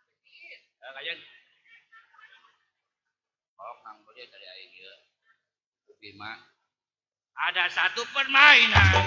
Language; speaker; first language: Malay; non-native, local second language; Sundanese